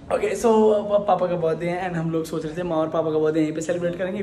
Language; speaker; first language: Hindi; native; Hindi